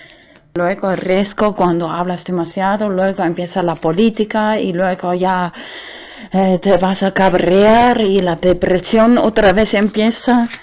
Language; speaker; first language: Spanish; non-native, fluent; German